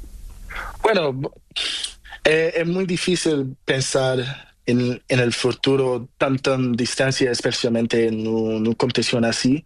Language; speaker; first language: Spanish; non-native, learner; Portuguese